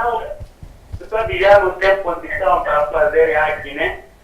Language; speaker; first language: Portuguese; non-native, local second language; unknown